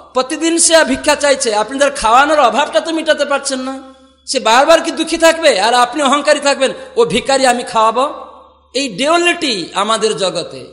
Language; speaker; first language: Bangla; non-native, fluent; Odia